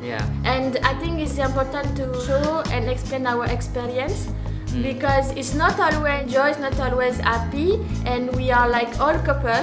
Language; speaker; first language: English; non-native, learner; French